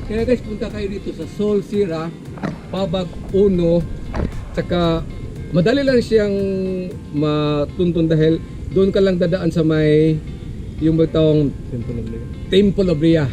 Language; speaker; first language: Filipino; non-native, local second language; Cebuano